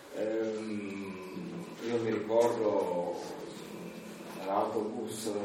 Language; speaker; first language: Italian; non-native, fluent; Wolof